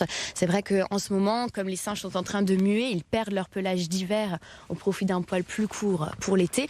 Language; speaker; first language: French; native; French